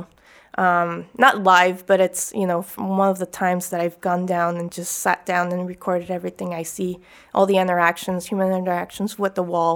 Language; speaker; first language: English; native; English